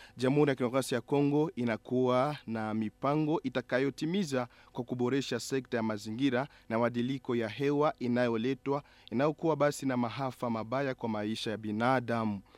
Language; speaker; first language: Swahili; native; Swahili